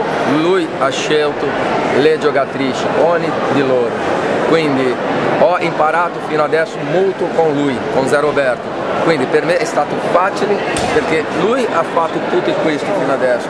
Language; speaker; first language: Italian; non-native, fluent; Portuguese